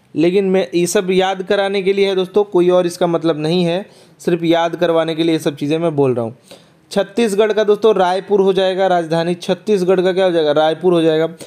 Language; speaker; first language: Hindi; native; Hindi